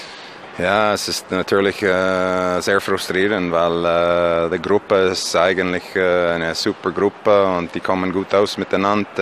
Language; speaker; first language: German; non-native, fluent; English